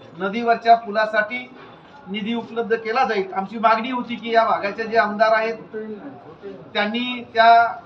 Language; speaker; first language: Marathi; native; Marathi